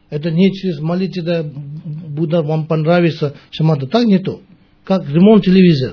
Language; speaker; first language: Russian; non-native, learner; Tibetan